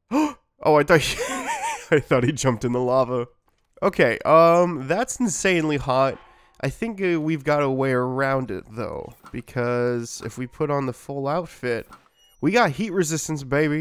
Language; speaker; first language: English; native; English